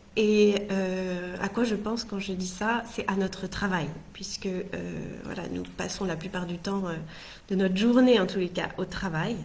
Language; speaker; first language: French; native; French